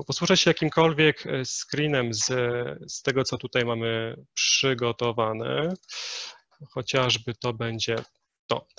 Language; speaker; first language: Polish; native; Polish